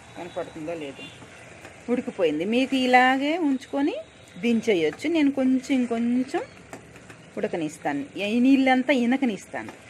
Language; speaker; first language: Telugu; non-native, local second language; Urdu